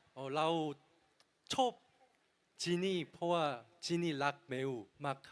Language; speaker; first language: Thai; non-native, learner; Korean